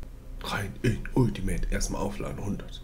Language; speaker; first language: German; native; German